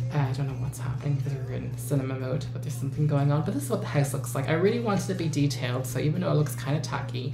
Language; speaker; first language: English; native; English